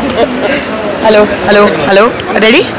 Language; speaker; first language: Telugu; non-native, learner; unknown